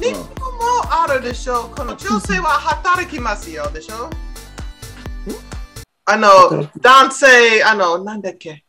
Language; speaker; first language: Japanese; non-native, learner; English